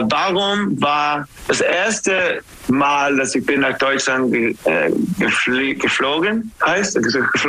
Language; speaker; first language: German; non-native, learner; English